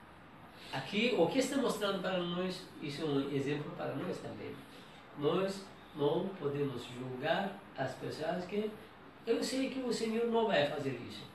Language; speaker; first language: Portuguese; non-native, learner; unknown